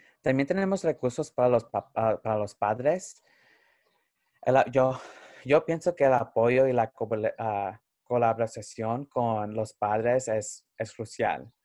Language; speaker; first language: Spanish; early bilingual, heritage; Spanish